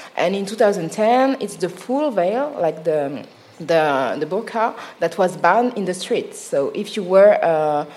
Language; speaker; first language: English; non-native, fluent; French